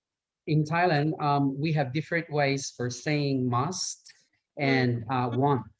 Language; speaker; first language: English; non-native, fluent; Thai